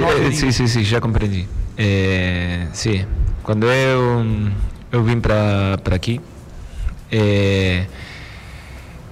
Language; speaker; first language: Portuguese; non-native, learner; Spanish